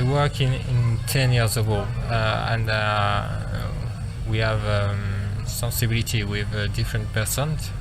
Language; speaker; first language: English; non-native, learner; French